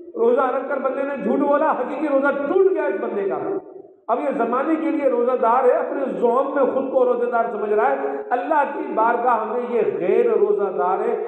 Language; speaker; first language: Urdu; non-native, local second language; Sindhi